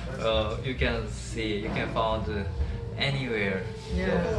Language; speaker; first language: English; non-native, learner; Korean